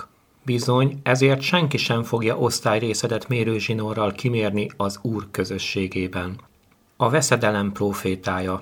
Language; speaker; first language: Hungarian; native; Hungarian